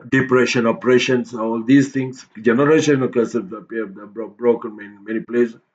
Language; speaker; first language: English; non-native, local second language; Tamil